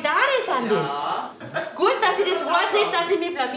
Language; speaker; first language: German; native; German